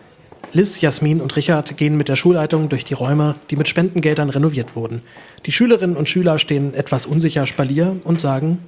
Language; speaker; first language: German; native; German